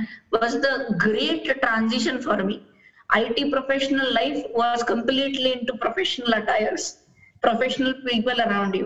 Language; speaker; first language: English; non-native, local second language; Marathi